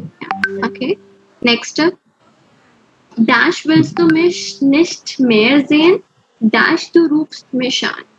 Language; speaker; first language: German; non-native, fluent; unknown